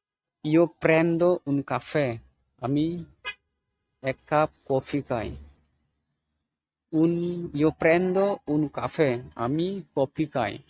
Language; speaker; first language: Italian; non-native, fluent; Bangla